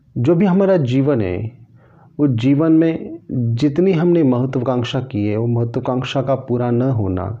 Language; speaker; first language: Hindi; non-native, local second language; Marathi